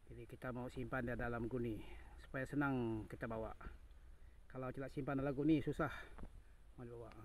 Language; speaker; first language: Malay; non-native, local second language; Iban